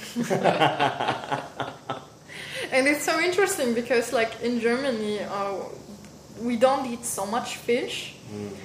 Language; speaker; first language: English; non-native, fluent; German